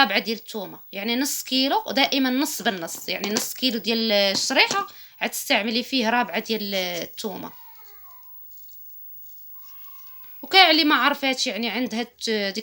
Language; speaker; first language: Arabic; native; Arabic